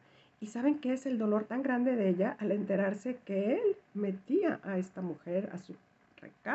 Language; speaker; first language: Spanish; native; Spanish